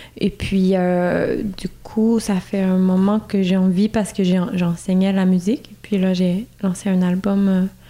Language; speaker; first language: French; native; French